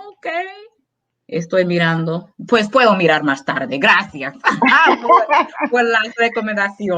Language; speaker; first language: Spanish; non-native, fluent; English